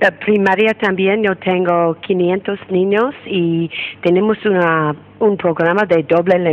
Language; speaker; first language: Spanish; non-native, fluent; English